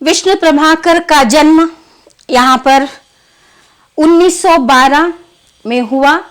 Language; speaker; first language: Hindi; non-native, local second language; Kannada